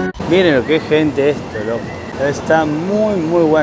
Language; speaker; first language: Spanish; native; Spanish